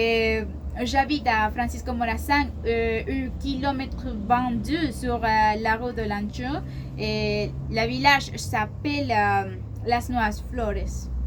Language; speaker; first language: French; non-native, learner; Spanish